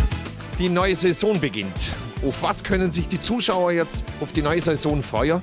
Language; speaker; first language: German; native; German